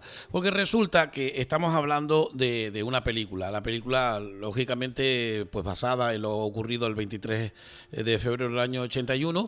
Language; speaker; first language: Spanish; native; Spanish